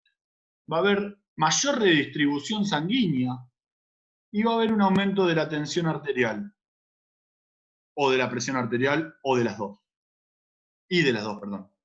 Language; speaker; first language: Spanish; native; Spanish